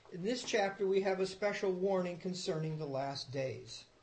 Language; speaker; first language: English; native; English